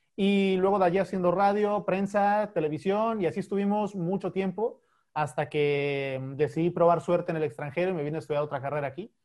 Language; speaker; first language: Spanish; native; Spanish